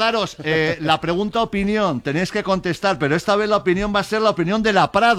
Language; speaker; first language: Spanish; native; Spanish